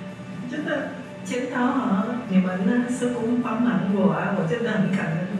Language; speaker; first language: Chinese; non-native, learner; Vietnamese